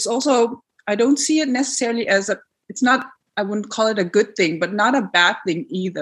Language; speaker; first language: English; non-native, fluent; Dutch